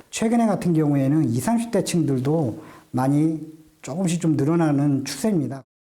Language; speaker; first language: Korean; native; Korean